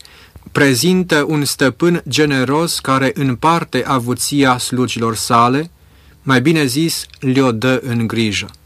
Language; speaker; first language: Romanian; native; Romanian